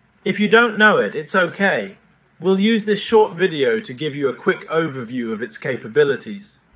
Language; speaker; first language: English; non-native, fluent; Chinese